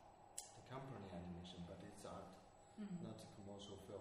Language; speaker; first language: English; non-native, learner; Chinese